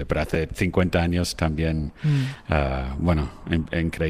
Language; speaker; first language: Spanish; non-native, fluent; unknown